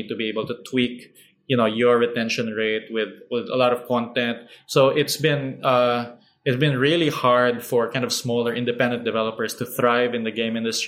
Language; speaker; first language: English; non-native, local second language; Filipino